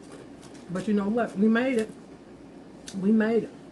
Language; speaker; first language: English; native; English